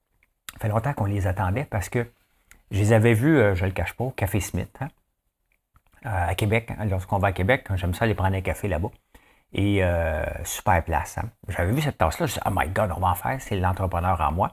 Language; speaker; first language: French; native; French